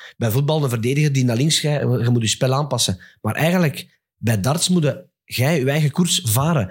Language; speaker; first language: Dutch; native; Dutch